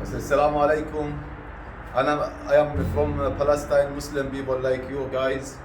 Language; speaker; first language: English; non-native, learner; Arabic